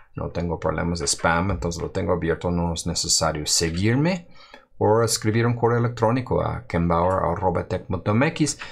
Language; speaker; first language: Spanish; non-native, fluent; English